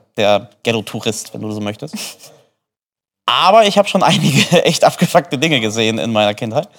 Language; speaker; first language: German; early bilingual, other home language; Polish